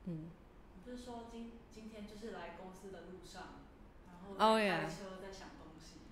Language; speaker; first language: Chinese; native; Chinese